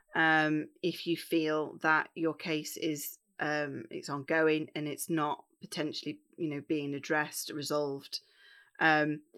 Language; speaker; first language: English; native; English